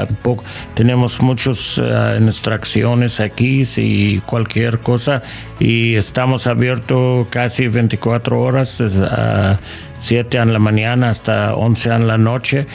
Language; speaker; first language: Spanish; non-native, learner; English